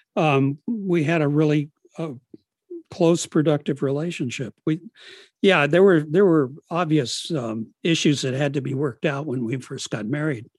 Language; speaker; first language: English; early bilingual, other home language; Italian